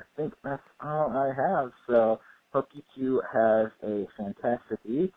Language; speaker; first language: English; native; English